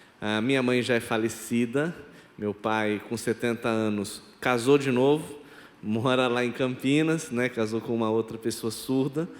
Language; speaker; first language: Portuguese; non-native, local second language; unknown